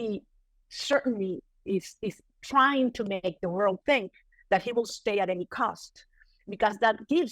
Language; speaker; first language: English; non-native, fluent; Spanish